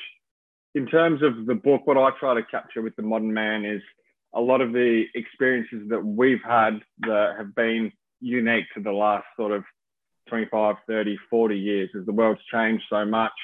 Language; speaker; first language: English; native; English